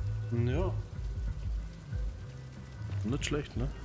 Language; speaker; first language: German; native; German